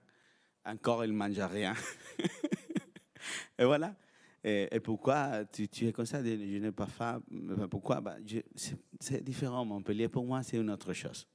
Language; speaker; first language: French; non-native, fluent; Spanish